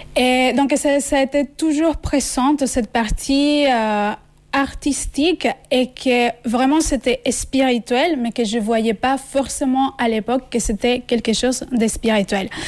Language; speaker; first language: French; non-native, fluent; Spanish